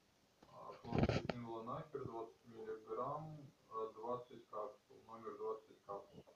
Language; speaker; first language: Russian; native; Russian